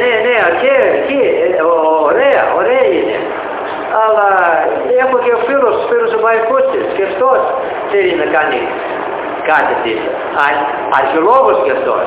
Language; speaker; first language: Greek; early bilingual, heritage; Greek